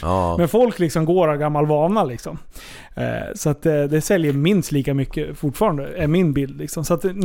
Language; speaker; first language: Swedish; native; Swedish